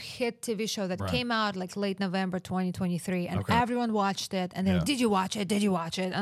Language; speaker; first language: English; non-native, fluent; Russian